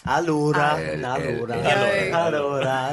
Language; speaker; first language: Italian; non-native, learner; English